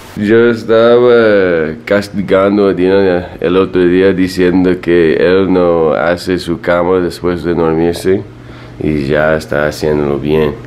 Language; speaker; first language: Spanish; non-native, fluent; English